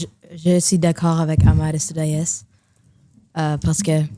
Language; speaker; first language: French; non-native, local second language; English